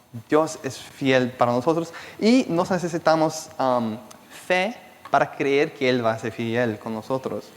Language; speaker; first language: Spanish; non-native, fluent; Portuguese